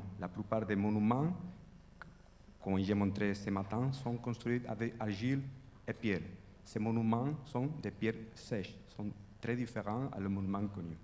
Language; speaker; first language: French; non-native, fluent; Spanish